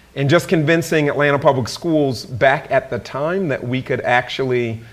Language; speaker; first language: English; native; English